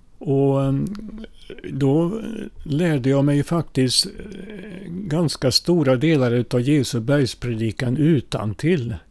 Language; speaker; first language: Swedish; early bilingual, other home language; Finnish